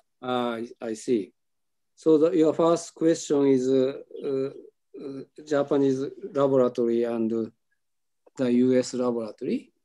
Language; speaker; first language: English; non-native, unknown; Japanese